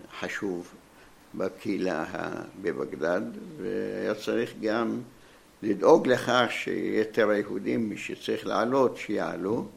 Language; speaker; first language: Hebrew; non-native, fluent; Arabic